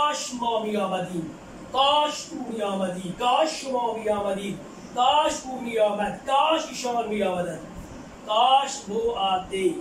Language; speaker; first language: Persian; non-native, fluent; Urdu